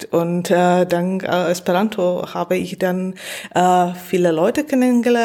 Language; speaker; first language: German; non-native, fluent; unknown